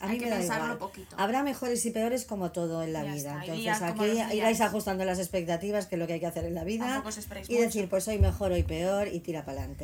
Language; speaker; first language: Spanish; native; Spanish